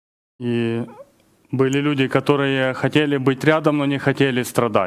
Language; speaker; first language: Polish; non-native, learner; Russian